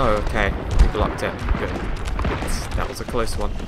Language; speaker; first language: English; native; English